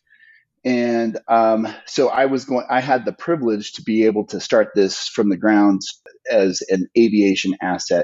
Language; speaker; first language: English; native; English